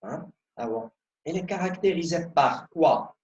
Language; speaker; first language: French; non-native, local second language; Arabic